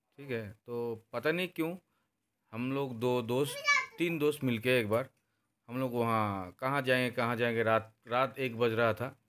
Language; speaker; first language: Hindi; non-native, local second language; Bangla